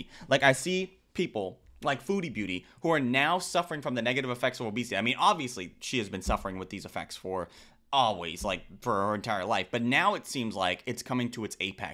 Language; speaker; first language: English; native; English